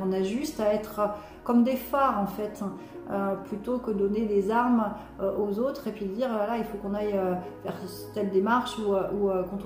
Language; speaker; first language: French; native; French